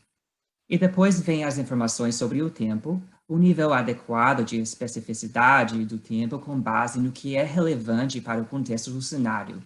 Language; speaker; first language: Portuguese; non-native, fluent; English